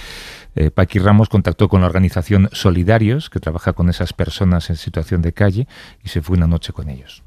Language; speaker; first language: Spanish; native; Spanish